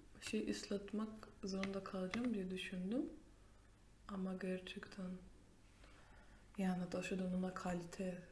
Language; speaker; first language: Turkish; non-native, fluent; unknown